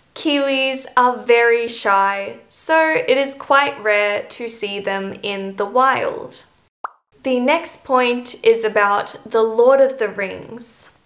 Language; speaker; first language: English; native; English